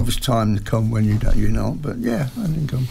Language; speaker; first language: English; native; English